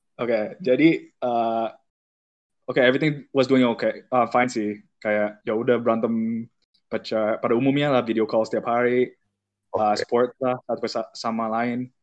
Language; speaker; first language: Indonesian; native; Indonesian